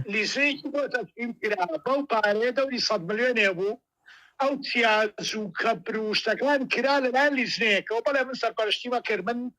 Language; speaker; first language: Central Kurdish; native; Central Kurdish